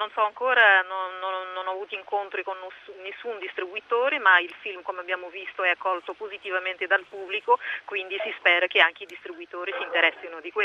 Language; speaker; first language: Italian; non-native, fluent; Portuguese